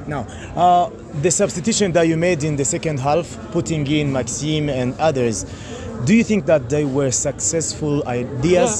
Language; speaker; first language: English; non-native, local second language; Kinyarwanda